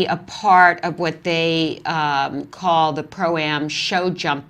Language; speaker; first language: English; native; English